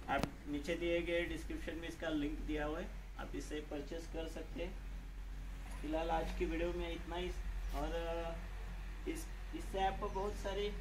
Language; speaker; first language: Hindi; non-native, local second language; Marathi